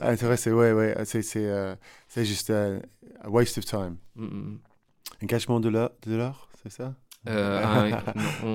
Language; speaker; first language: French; non-native, learner; English